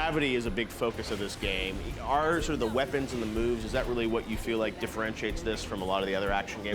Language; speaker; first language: English; native; English